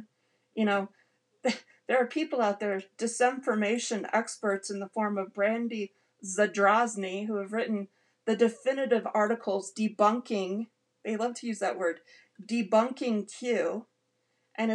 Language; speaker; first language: English; native; English